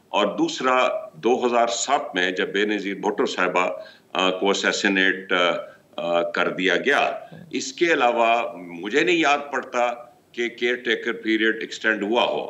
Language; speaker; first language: Urdu; early bilingual, heritage; Urdu